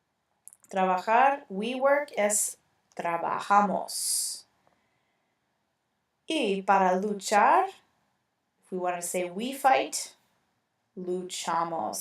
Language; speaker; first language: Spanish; non-native, fluent; English